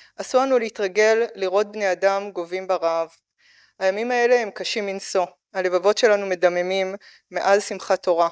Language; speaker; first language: Hebrew; native; Hebrew